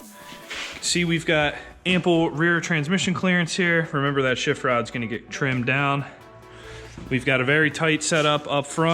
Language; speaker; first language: English; native; English